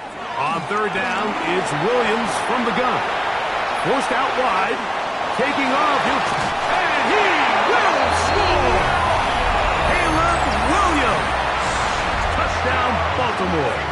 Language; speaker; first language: English; native; English